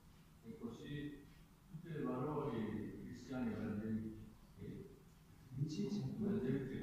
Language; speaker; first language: Italian; non-native, learner; Japanese